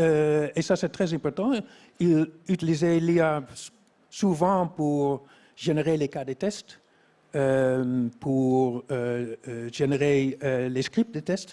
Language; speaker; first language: French; non-native, fluent; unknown